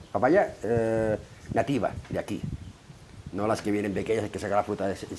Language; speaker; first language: Spanish; native; Spanish